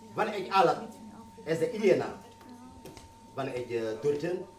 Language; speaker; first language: Hungarian; non-native, fluent; Wolof